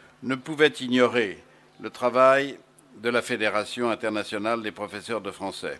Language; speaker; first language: French; native; French